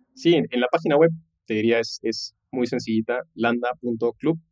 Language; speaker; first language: Spanish; native; Spanish